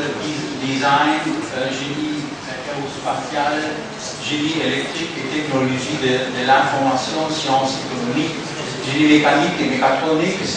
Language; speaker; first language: French; non-native, fluent; German